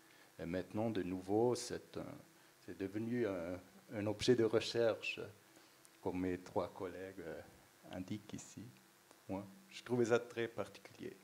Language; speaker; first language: French; non-native, local second language; German